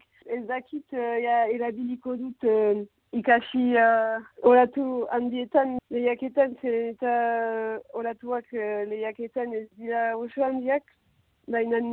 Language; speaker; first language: Basque; non-native, local second language; French